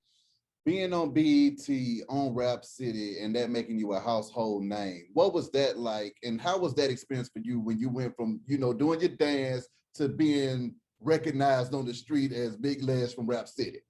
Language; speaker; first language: English; native; English